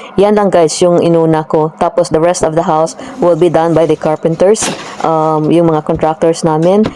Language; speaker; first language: Filipino; native; Filipino